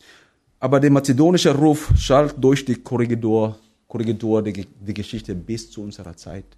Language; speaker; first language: German; non-native, fluent; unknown